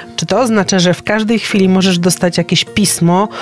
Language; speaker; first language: Polish; non-native, fluent; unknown